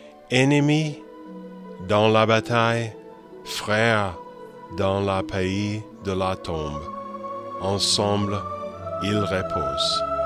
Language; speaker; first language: French; non-native, fluent; English